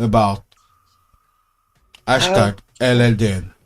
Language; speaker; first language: English; non-native, learner; French